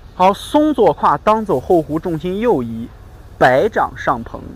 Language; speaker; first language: Chinese; native; Chinese